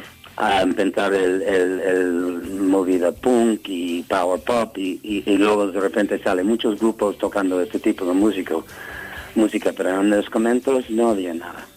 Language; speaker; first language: Spanish; non-native, learner; English